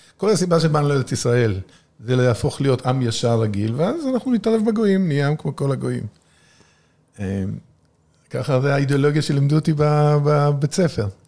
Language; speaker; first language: Hebrew; native; Hebrew